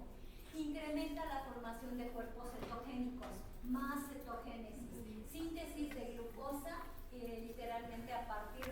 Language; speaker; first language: Spanish; native; Spanish